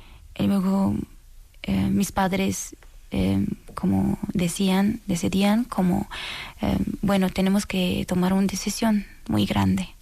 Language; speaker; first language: Spanish; non-native, learner; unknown